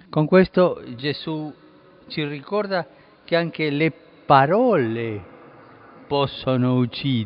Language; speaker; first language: Italian; non-native, fluent; Spanish